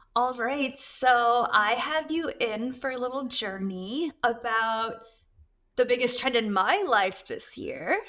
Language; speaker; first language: English; early bilingual, other home language; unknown